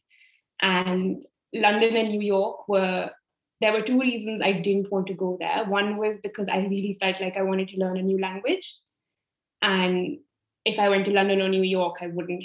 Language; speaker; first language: English; non-native, local second language; Hindi